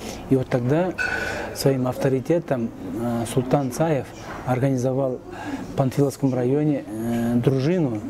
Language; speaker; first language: Russian; non-native, local second language; Kyrgyz